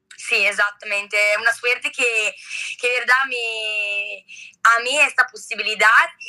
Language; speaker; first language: Spanish; non-native, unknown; Italian